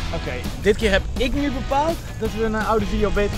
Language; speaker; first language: Dutch; native; Dutch